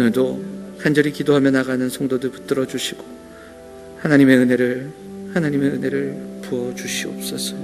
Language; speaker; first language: Korean; native; Korean